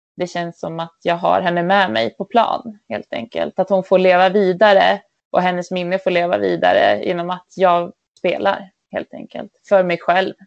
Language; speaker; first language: Swedish; native; Swedish